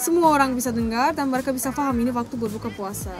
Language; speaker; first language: Indonesian; non-native, fluent; Turkish